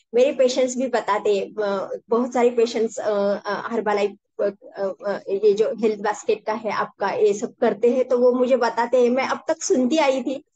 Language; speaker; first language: Hindi; non-native, local second language; Marathi